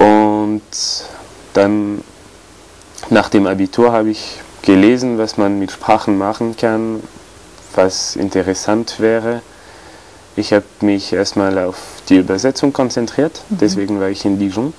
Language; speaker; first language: German; non-native, fluent; French